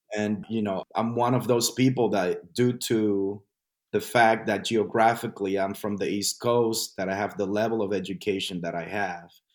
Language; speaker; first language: English; non-native, fluent; Spanish